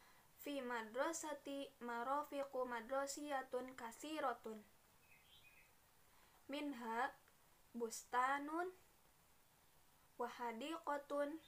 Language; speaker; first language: Arabic; non-native, learner; Indonesian